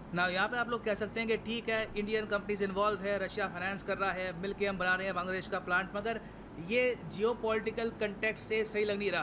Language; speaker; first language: Hindi; native; Hindi